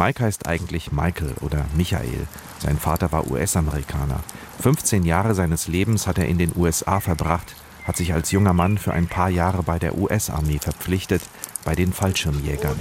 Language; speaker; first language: German; native; German